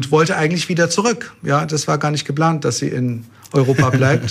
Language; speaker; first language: German; native; German